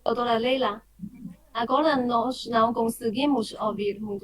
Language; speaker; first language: Portuguese; non-native, fluent; Chinese